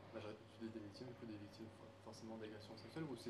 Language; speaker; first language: French; native; French